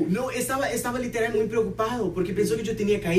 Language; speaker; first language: Spanish; non-native, fluent; Portuguese